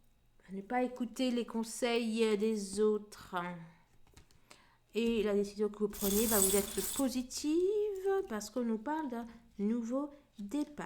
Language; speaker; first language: French; native; French